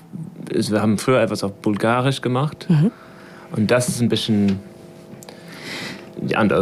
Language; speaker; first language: German; non-native, fluent; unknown